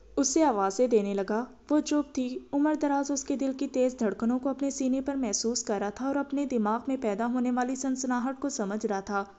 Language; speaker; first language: Hindi; native; Hindi